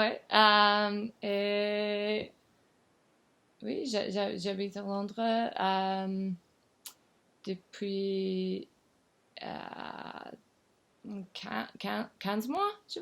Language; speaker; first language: French; non-native, learner; English